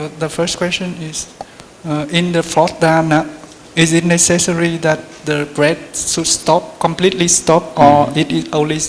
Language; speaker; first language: English; non-native, learner; Vietnamese